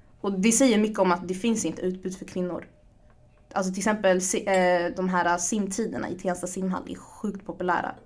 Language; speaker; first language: Swedish; early bilingual, other home language; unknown